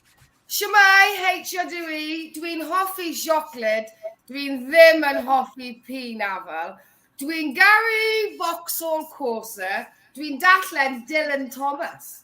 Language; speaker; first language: Welsh; non-native, learner; English